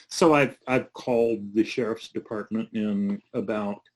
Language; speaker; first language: English; native; English